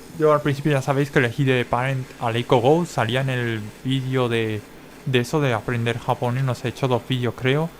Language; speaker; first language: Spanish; native; Spanish